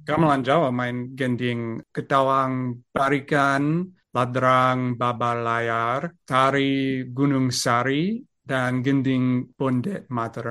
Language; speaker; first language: Indonesian; non-native, learner; English